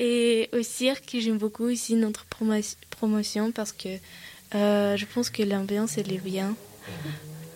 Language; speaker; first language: French; non-native, learner; Russian